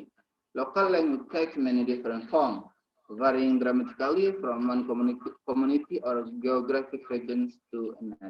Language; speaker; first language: English; non-native, learner; Indonesian